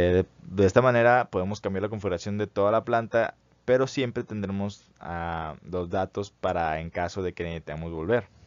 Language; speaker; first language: Spanish; native; Spanish